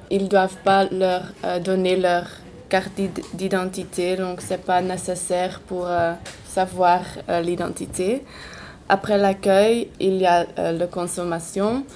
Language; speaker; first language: French; non-native, local second language; Dutch